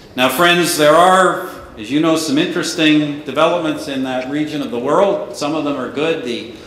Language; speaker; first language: English; native; English